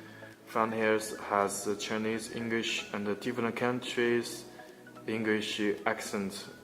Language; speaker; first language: English; non-native, learner; Chinese